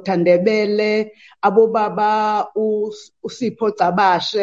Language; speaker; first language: English; non-native, local second language; Xhosa